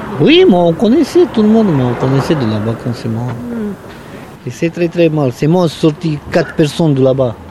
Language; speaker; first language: French; non-native, learner; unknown